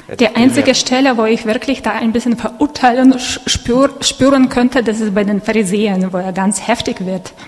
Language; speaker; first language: German; non-native, fluent; Russian